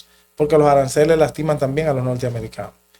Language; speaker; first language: Spanish; native; Spanish